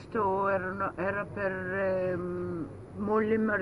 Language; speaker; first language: Italian; early bilingual, heritage; Italian